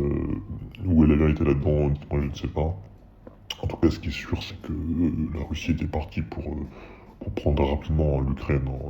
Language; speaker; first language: French; native; French